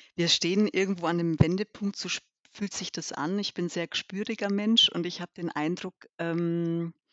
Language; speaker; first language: German; early bilingual, other home language; Albanian